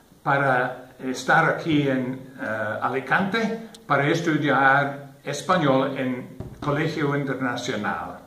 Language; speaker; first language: Spanish; non-native, learner; English